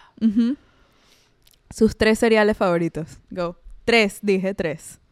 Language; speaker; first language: Spanish; native; Spanish